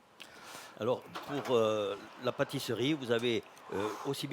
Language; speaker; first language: French; native; French